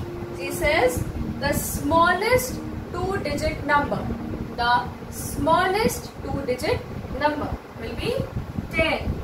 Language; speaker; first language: English; non-native, local second language; Hindi